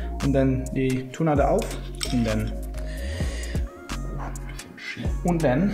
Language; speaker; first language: German; non-native, learner; Dutch